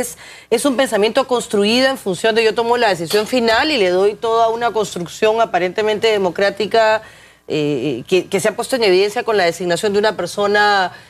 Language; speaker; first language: Spanish; native; Spanish